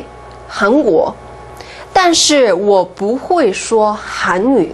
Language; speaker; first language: Chinese; non-native, fluent; Korean